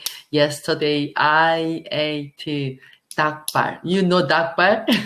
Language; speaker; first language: English; non-native, learner; Korean